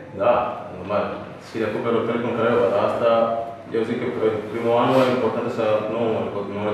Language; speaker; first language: Romanian; non-native, fluent; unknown